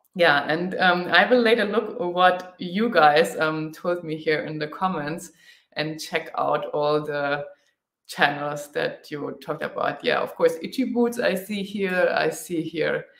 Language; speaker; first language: English; non-native, fluent; German